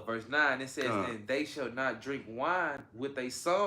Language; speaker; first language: English; native; English